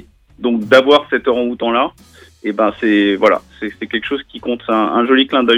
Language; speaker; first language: French; native; French